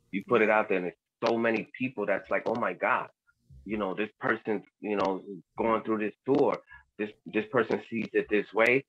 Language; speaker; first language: English; early bilingual, other home language; Spanish